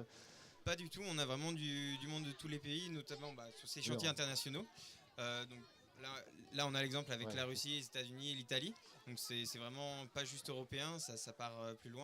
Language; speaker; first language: French; native; French